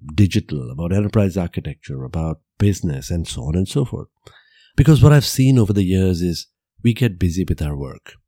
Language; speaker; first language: English; non-native, local second language; Gujarati